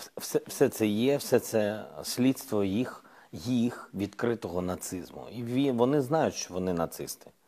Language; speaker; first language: Ukrainian; non-native, local second language; Russian